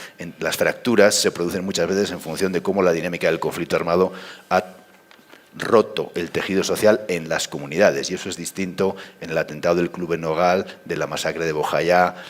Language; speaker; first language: Spanish; native; Spanish